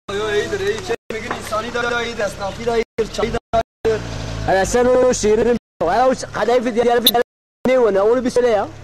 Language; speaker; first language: Turkish; non-native, local second language; Zaza